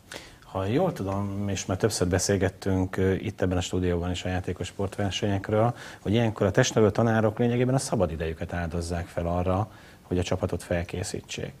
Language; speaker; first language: Hungarian; native; Hungarian